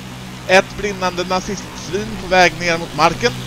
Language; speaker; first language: Swedish; native; Swedish